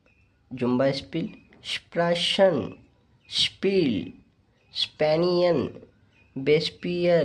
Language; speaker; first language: German; non-native, fluent; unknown